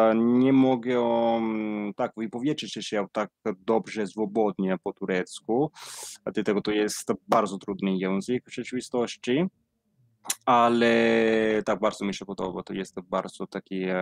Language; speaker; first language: Polish; non-native, learner; Italian